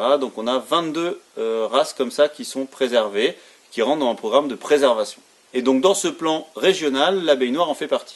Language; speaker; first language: French; native; French